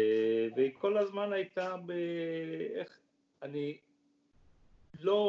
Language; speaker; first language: Hebrew; early bilingual, other home language; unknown